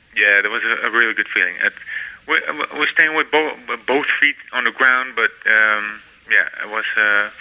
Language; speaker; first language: English; non-native, fluent; Dutch